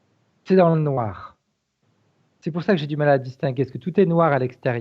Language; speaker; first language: French; native; French